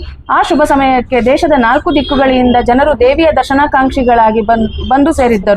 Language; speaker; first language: Kannada; native; Kannada